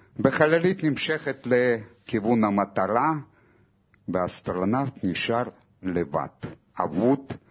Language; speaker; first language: Hebrew; non-native, fluent; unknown